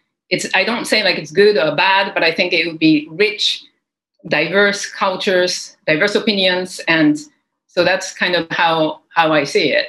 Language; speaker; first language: English; non-native, fluent; Japanese